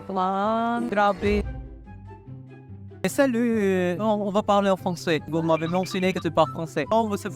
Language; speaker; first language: French; non-native, learner; Filipino